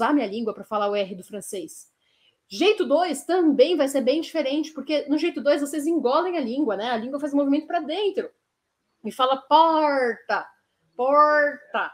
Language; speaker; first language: Portuguese; native; Portuguese